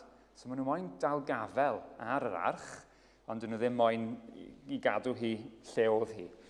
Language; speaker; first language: Welsh; native; Welsh